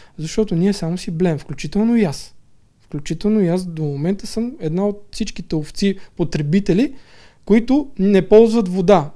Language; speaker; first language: Bulgarian; native; Bulgarian